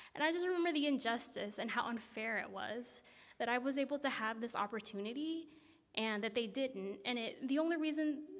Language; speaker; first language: English; native; English